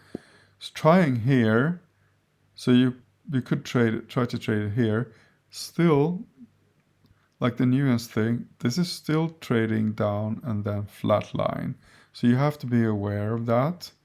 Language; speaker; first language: English; non-native, fluent; Swedish